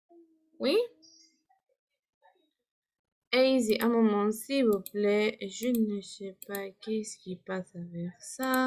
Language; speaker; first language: French; non-native, fluent; Spanish